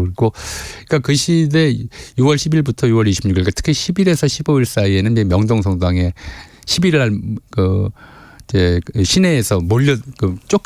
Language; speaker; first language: Korean; native; Korean